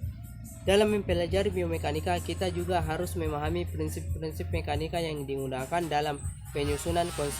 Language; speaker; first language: Indonesian; native; Indonesian